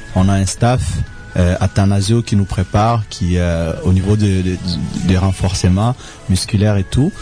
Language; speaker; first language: French; native; French